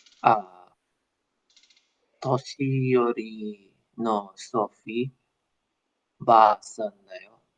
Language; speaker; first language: Japanese; non-native, learner; English